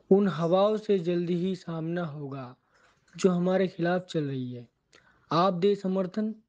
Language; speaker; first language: Hindi; native; Hindi